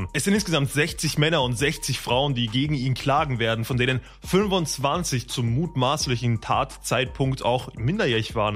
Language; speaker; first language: German; native; German